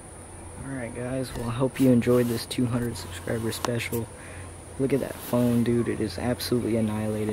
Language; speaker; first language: English; native; English